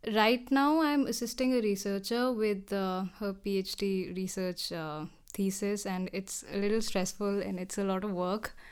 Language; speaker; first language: English; non-native, local second language; Hindi